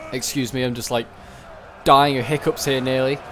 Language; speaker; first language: English; native; English